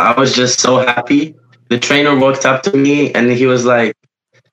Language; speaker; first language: English; non-native, fluent; Polish